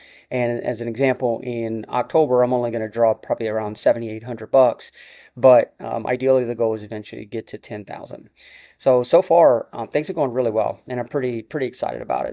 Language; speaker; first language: English; native; English